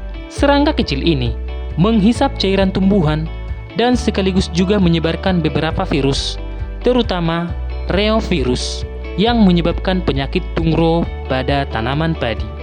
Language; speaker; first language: Indonesian; native; Indonesian